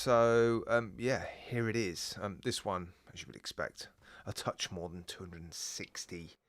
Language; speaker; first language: English; native; English